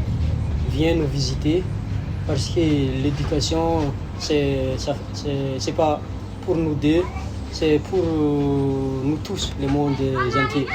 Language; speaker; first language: French; non-native, local second language; Malagasy